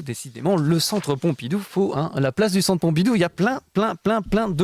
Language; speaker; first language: French; native; French